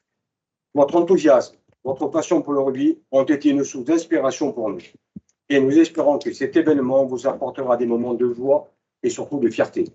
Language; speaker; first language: French; native; French